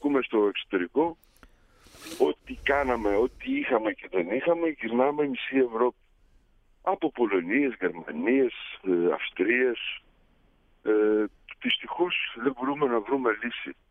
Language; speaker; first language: Greek; early bilingual, heritage; Greek